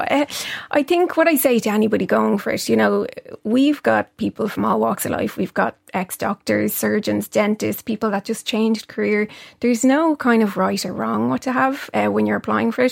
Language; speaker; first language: English; native; English